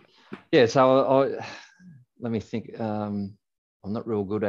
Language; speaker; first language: English; native; English